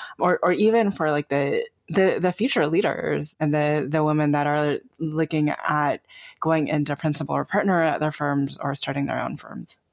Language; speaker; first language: English; native; English